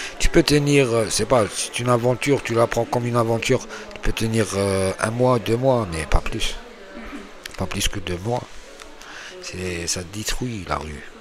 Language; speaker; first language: French; non-native, local second language; Arabic